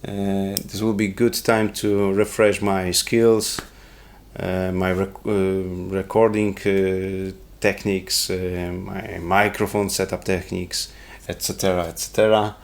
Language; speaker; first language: English; non-native, learner; Polish